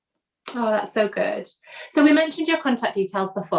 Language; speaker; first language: English; native; English